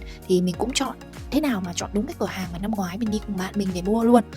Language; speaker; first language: Vietnamese; native; Vietnamese